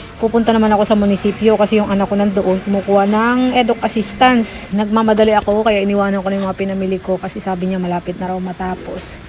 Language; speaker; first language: Filipino; native; Filipino